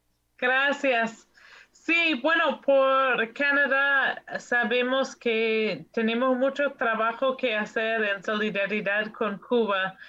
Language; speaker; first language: Spanish; non-native, fluent; English